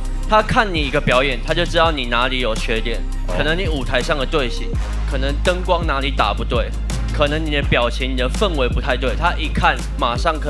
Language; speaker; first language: Chinese; native; Chinese